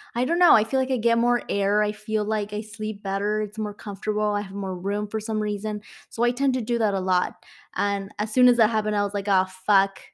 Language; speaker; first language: English; non-native, fluent; Spanish